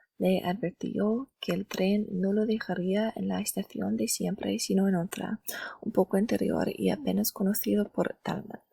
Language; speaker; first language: Spanish; non-native, learner; English